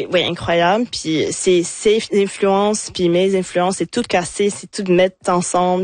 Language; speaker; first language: French; non-native, local second language; English